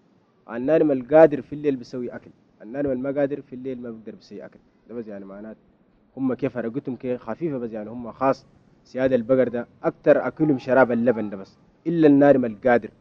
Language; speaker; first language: Arabic; native; Arabic